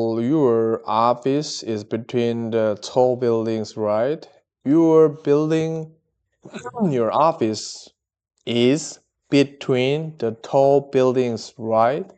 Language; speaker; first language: English; non-native, learner; Korean